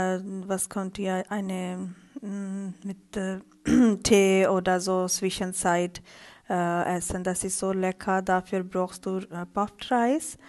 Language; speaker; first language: German; non-native, learner; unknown